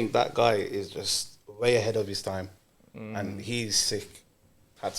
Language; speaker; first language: English; native; English